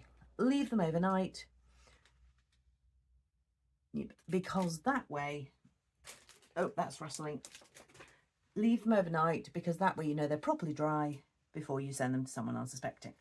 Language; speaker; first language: English; native; English